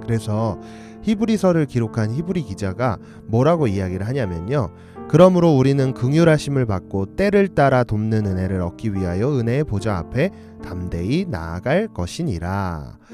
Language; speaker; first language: Korean; native; Korean